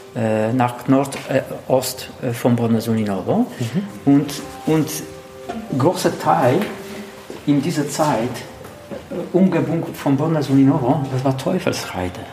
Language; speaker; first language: German; non-native, learner; Polish